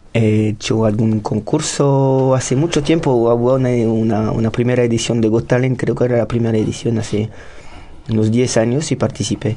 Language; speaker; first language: Spanish; non-native, fluent; French